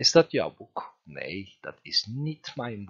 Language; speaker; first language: Dutch; non-native, fluent; Turkish